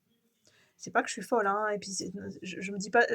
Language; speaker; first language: French; native; French